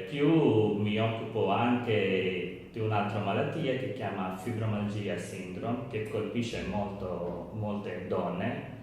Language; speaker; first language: Italian; non-native, learner; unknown